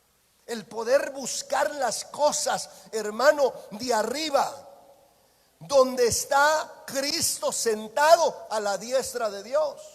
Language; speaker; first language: Spanish; native; Spanish